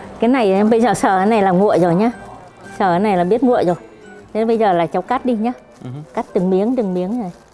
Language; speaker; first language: Vietnamese; non-native, local second language; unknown